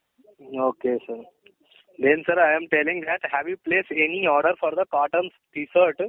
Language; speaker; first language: English; non-native, local second language; Hindi